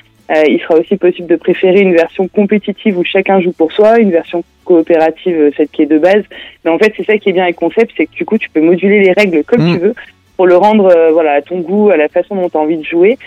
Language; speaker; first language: French; native; French